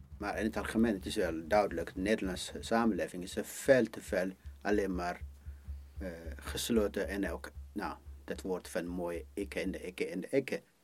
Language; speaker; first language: Dutch; non-native, fluent; Amharic